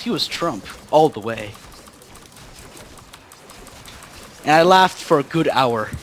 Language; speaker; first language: English; native; English